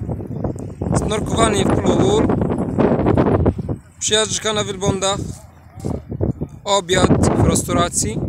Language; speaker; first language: Polish; non-native, learner; Arabic